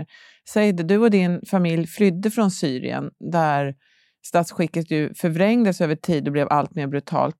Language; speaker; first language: Swedish; native; Swedish